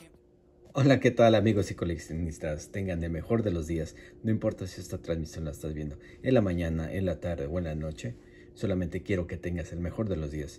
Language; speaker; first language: Spanish; native; Spanish